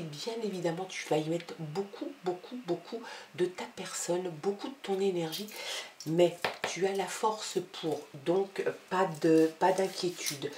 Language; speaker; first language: French; native; French